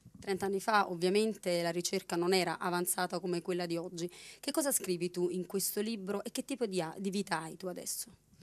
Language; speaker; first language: Italian; native; Italian